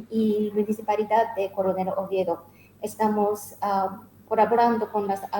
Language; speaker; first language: Spanish; non-native, learner; Japanese